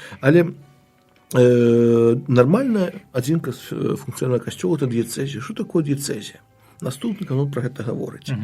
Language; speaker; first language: Belarusian; native; Belarusian